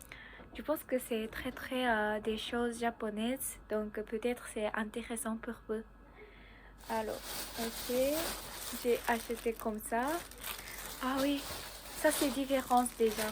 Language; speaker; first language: French; non-native, learner; Japanese